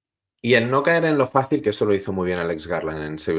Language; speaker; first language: Spanish; native; Spanish